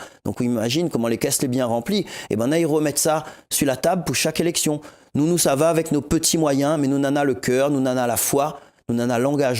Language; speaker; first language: French; non-native, local second language; Réunion Creole French